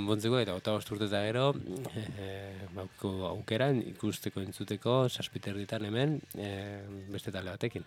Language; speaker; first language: Basque; native; Basque